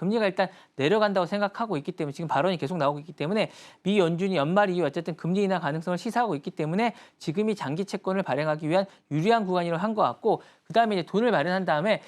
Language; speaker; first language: Korean; native; Korean